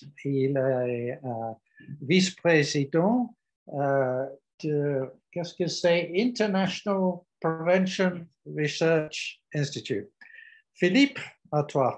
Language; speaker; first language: French; non-native, learner; English